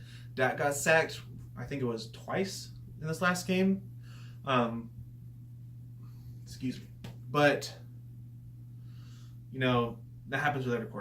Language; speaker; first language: English; native; English